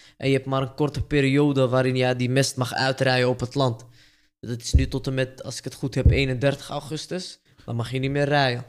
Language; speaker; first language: Dutch; early bilingual, other home language; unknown